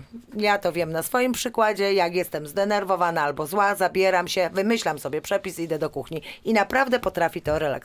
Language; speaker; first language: Polish; native; Polish